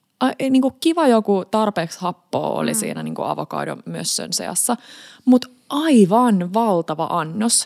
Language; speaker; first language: Finnish; native; Finnish